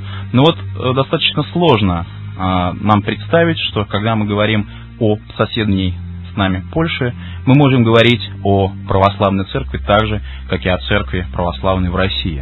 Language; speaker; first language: Russian; native; Russian